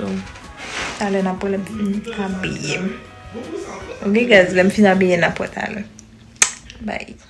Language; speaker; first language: French; non-native, learner; Haitian Creole